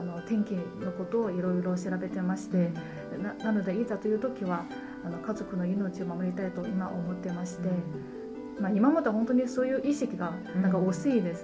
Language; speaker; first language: Japanese; non-native, fluent; Chinese